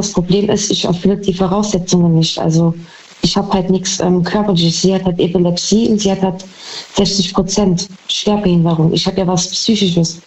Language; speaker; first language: German; native; German